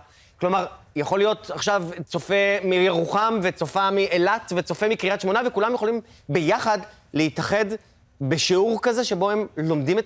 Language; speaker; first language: Hebrew; native; Hebrew